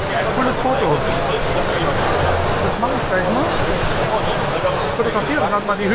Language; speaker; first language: German; native; German